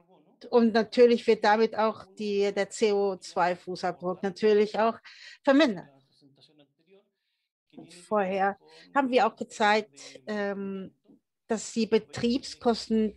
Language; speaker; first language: German; early bilingual, heritage; German